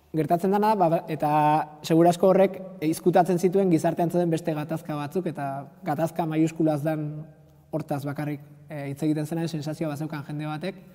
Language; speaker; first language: Basque; native; Basque